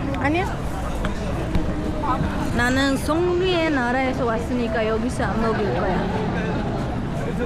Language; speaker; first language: Korean; non-native, fluent; Turkish